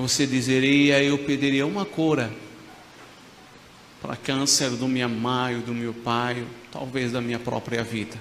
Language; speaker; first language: Portuguese; non-native, fluent; Arabic